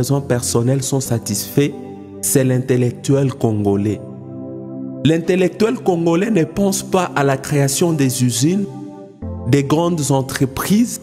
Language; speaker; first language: French; non-native, local second language; Swahili